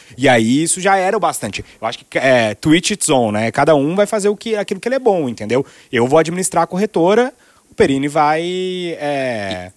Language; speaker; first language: Portuguese; native; Portuguese